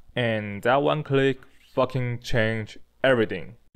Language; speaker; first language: English; non-native, fluent; Chinese